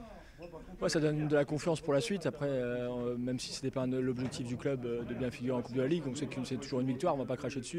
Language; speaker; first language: French; native; French